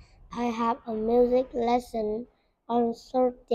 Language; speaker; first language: English; non-native, learner; Vietnamese